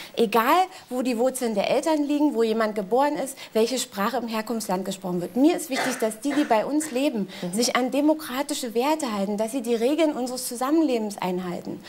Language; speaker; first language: German; native; German